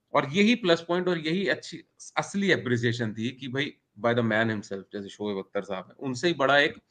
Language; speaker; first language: Hindi; native; Hindi